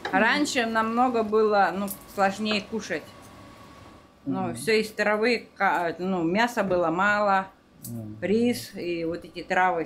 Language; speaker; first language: Russian; non-native, local second language; Korean